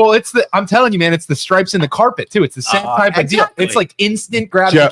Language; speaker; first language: English; native; English